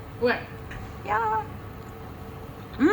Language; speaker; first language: Korean; non-native, learner; French